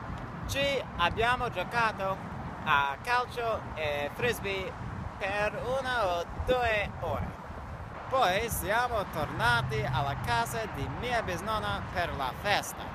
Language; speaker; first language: Italian; non-native, learner; English